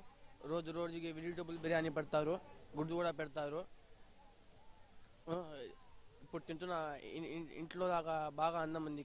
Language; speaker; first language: Telugu; non-native, local second language; Urdu